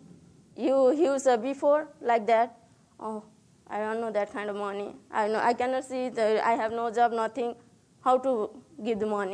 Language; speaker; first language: English; non-native, learner; Nepali